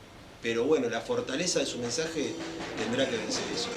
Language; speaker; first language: Spanish; native; Spanish